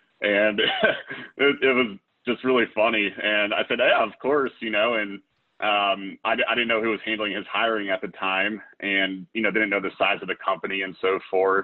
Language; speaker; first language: English; native; English